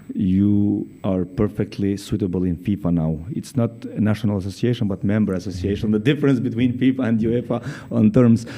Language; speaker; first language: English; non-native, fluent; Albanian